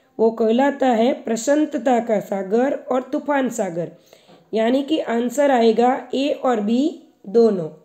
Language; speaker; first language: Hindi; non-native, local second language; Gujarati